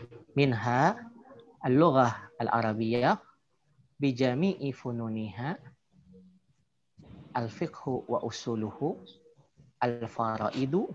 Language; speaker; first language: Arabic; non-native, fluent; Indonesian